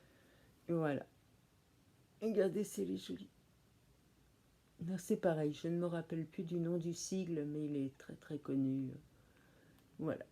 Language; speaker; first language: French; native; French